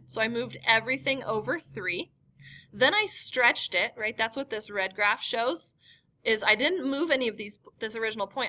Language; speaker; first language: English; native; English